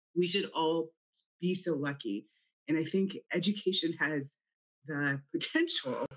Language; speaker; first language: English; native; English